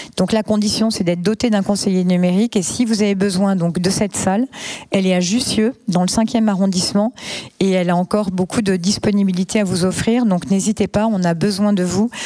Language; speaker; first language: French; native; French